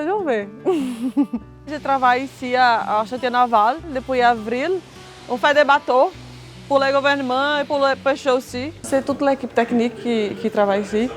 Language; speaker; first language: French; non-native, fluent; Portuguese